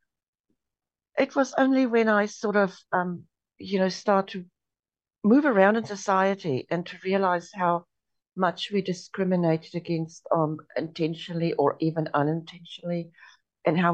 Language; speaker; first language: English; non-native, local second language; Afrikaans